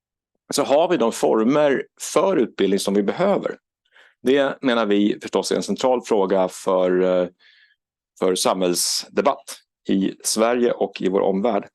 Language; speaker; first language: Swedish; native; Swedish